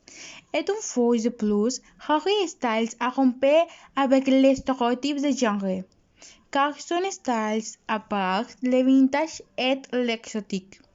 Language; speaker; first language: French; non-native, learner; Spanish